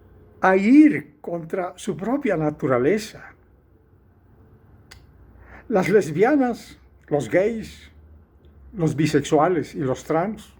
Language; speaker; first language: Spanish; native; Spanish